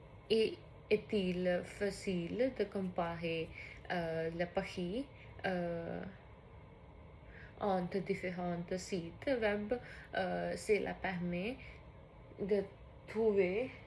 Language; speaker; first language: French; non-native, learner; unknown